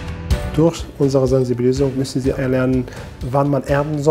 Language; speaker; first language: German; non-native, fluent; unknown